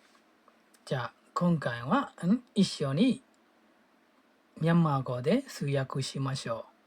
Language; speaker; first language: Japanese; non-native, fluent; Burmese